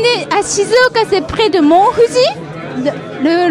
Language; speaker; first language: French; non-native, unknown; Japanese